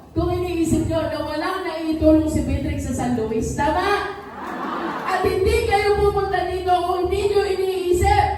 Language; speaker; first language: Filipino; native; Filipino